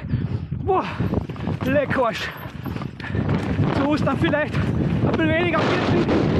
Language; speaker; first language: German; native; German